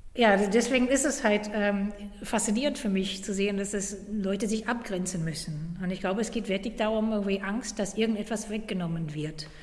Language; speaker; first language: German; non-native, fluent; English